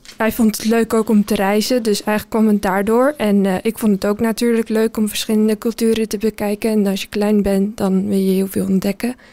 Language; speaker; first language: Dutch; early bilingual, heritage; Dutch